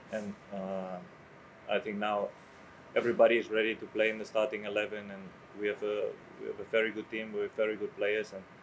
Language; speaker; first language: English; non-native, fluent; Dutch